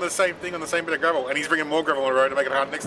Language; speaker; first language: English; native; English